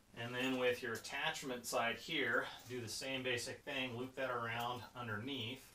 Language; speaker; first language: English; native; English